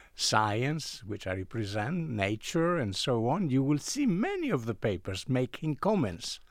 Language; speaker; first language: English; non-native, fluent; Greek